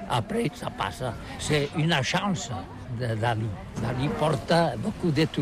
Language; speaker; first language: French; non-native, learner; Catalan